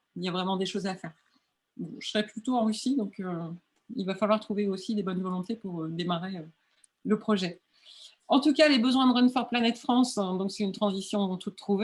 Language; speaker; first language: French; native; French